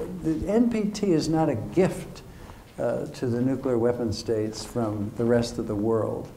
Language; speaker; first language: English; native; English